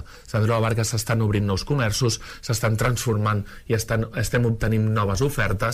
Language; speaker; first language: Catalan; native; Catalan